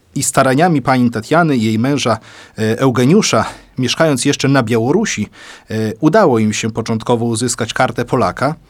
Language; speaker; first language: Polish; native; Polish